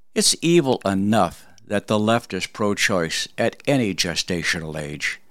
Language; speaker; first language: English; early bilingual, other home language; Polish